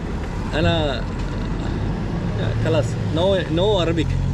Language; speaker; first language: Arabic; non-native, learner; Malayalam